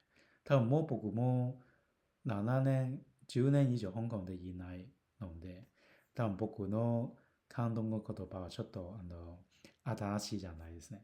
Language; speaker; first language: Japanese; non-native, fluent; Cantonese